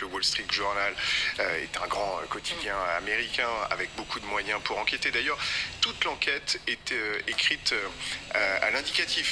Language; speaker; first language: French; native; French